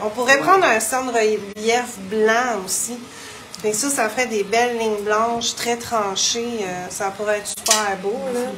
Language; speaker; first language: French; native; French